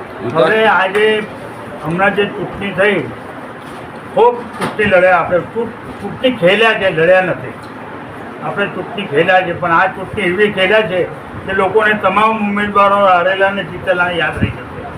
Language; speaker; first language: Gujarati; native; Gujarati